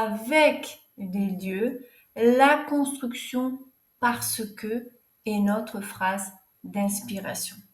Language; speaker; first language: French; non-native, fluent; Portuguese